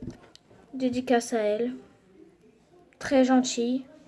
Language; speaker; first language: French; native; French